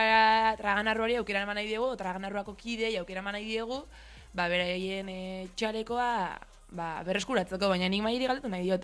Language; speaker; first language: Basque; native; Basque